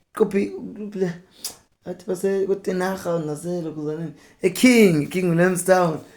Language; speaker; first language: Zulu; non-native, local second language; Xhosa